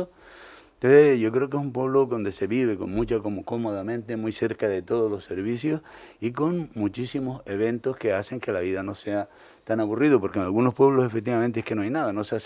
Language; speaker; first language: Spanish; native; Spanish